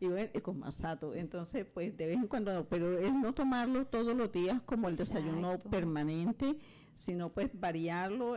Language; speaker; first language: Spanish; native; Spanish